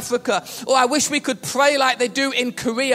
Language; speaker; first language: English; native; English